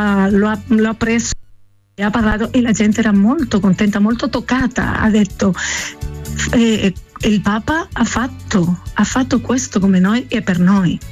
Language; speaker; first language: Italian; non-native, fluent; Spanish